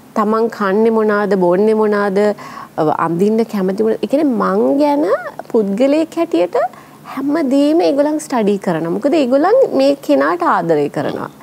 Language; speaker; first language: Sinhala; non-native, local second language; English